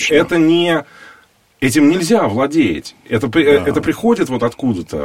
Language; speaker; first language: Russian; native; Russian